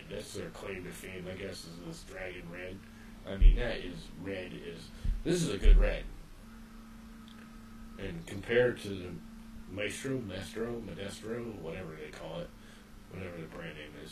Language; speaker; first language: English; native; English